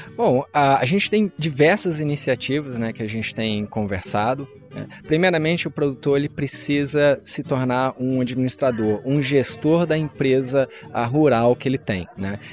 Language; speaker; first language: Portuguese; native; Portuguese